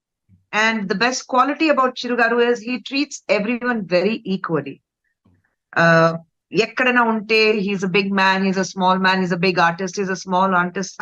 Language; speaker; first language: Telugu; non-native, fluent; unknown